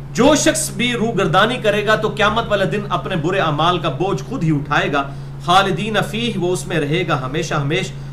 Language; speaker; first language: Urdu; non-native, local second language; Punjabi